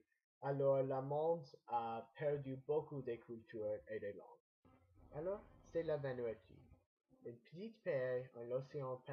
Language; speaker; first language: French; non-native, learner; English